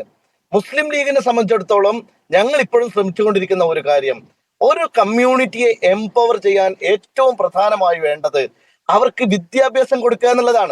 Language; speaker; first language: Malayalam; native; Malayalam